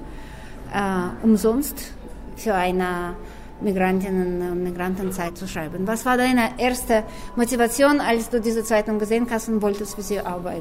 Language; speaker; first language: German; non-native, fluent; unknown